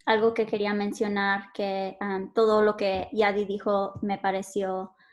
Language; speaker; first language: Spanish; early bilingual, heritage; Spanish